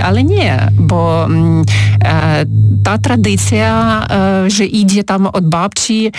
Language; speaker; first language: Polish; non-native, fluent; Ukrainian